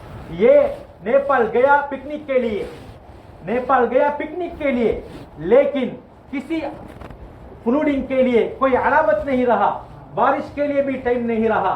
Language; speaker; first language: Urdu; non-native, fluent; Tamil